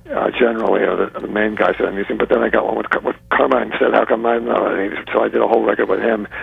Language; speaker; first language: English; native; English